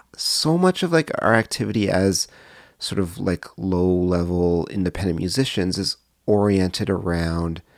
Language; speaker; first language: English; native; English